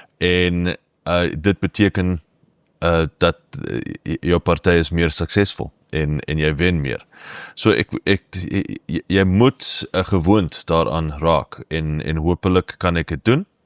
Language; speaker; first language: Afrikaans; non-native, local second language; English